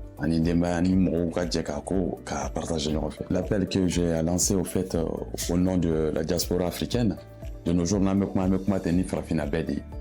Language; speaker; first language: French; non-native, local second language; Bambara